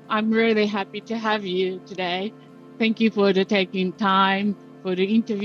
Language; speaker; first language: English; non-native, learner; Japanese